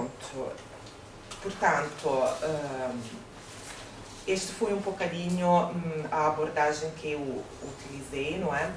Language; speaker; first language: Portuguese; non-native, fluent; Italian